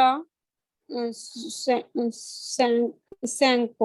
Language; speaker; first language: French; non-native, learner; Hindi